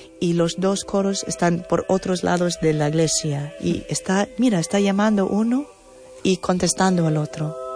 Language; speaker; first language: Spanish; non-native, fluent; English